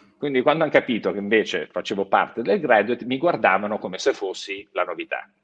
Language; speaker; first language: Italian; native; Italian